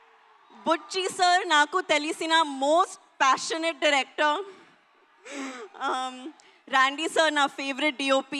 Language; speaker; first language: Telugu; non-native, learner; Hindi